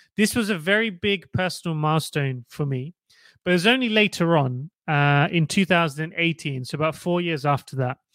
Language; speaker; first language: English; native; English